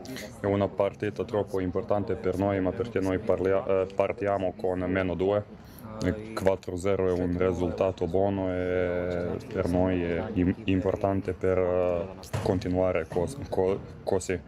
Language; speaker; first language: Italian; non-native, learner; Spanish